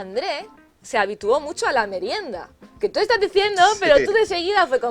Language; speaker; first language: Spanish; native; Spanish